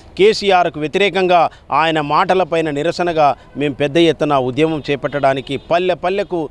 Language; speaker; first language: Telugu; native; Telugu